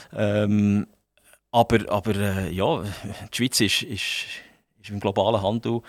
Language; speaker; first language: German; native; German